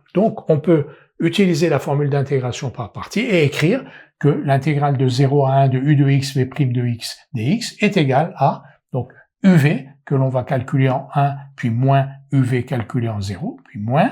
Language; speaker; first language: French; native; French